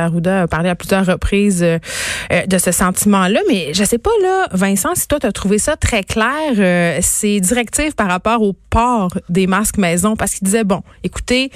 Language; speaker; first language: French; native; French